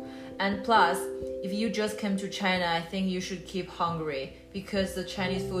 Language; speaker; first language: English; non-native, learner; Chinese